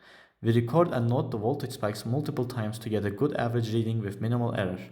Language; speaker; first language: English; non-native, fluent; Turkish